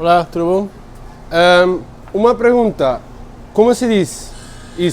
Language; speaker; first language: Portuguese; non-native, learner; Dutch